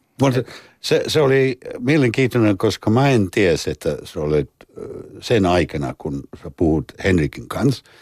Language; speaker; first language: Finnish; non-native, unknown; English